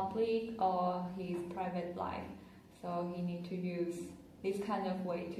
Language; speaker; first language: English; non-native, learner; Chinese